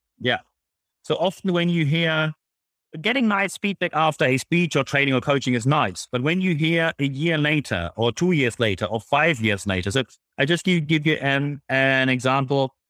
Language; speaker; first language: English; non-native, fluent; German